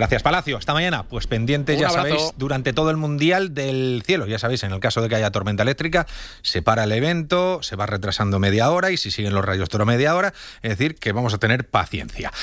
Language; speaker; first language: Spanish; native; Spanish